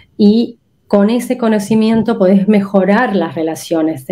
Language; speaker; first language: Spanish; native; Spanish